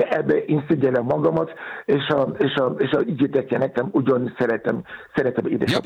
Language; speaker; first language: Hungarian; non-native, fluent; Yoruba